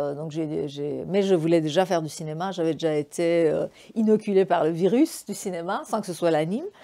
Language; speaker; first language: French; non-native, fluent; Persian